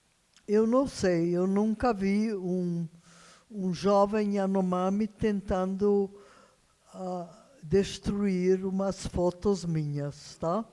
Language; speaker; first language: Portuguese; non-native, fluent; Hungarian